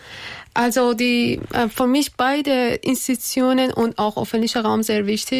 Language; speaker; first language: German; non-native, learner; Persian